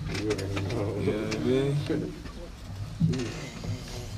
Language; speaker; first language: English; native; English